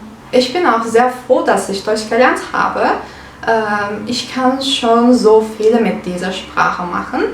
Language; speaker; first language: German; non-native, fluent; Turkish